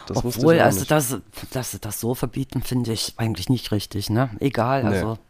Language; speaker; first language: German; native; German